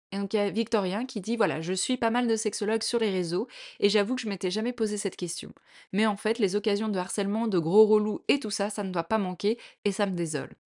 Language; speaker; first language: French; native; French